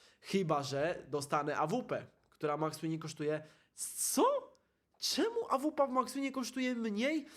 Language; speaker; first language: Polish; native; Polish